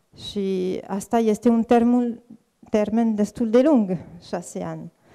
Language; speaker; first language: Romanian; non-native, fluent; French